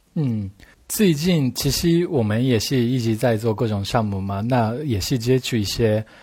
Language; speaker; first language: Chinese; non-native, fluent; Japanese